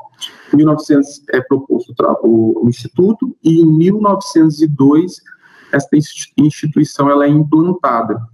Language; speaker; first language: Portuguese; native; Portuguese